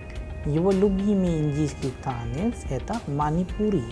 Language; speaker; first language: Russian; non-native, fluent; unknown